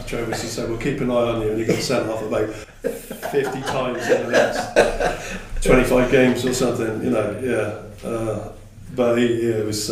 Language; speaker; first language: English; native; English